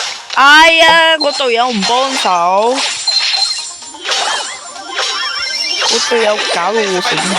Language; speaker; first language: Chinese; early bilingual, heritage; Cantonese